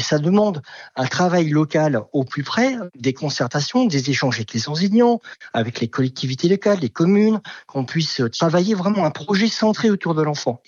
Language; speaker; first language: French; native; French